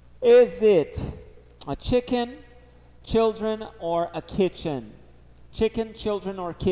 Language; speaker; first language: English; non-native, fluent; Portuguese